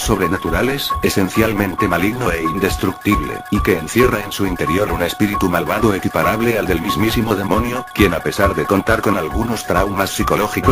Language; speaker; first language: Spanish; native; Spanish